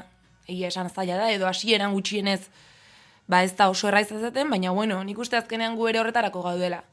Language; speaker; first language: Basque; native; Basque